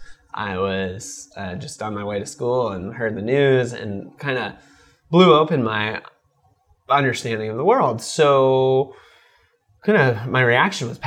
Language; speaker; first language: English; native; English